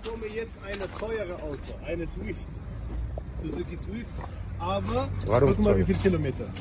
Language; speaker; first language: German; non-native, learner; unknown